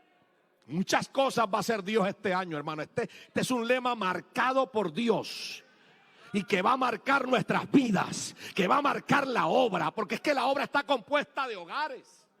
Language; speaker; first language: Spanish; native; Spanish